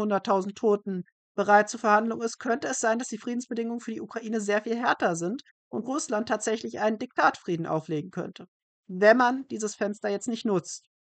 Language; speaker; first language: German; native; German